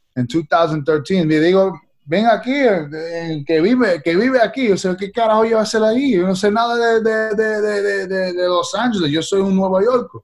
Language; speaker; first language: Spanish; early bilingual, heritage; Spanish